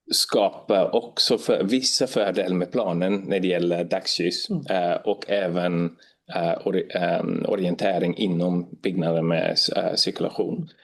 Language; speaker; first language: Swedish; non-native, fluent; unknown